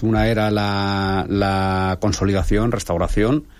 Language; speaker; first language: Spanish; native; Spanish